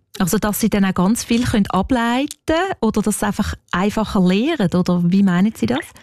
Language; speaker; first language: German; native; German